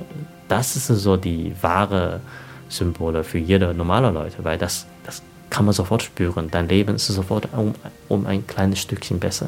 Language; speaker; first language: German; non-native, fluent; Chinese